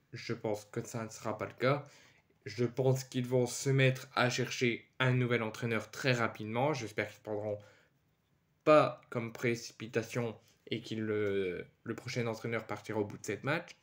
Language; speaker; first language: French; native; French